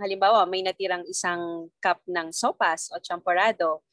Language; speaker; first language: Filipino; native; Filipino